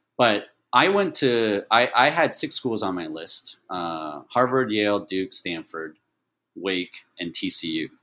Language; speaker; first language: English; early bilingual, other home language; Chinese